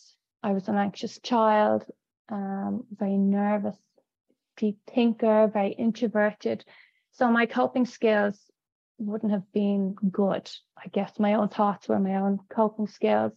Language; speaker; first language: English; native; English